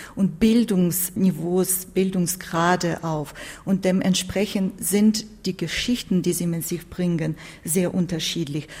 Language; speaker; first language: German; non-native, fluent; Turkish